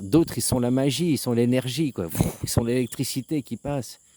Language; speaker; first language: French; native; French